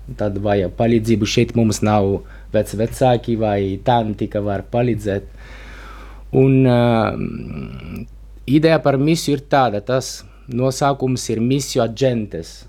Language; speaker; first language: Latvian; non-native, learner; Italian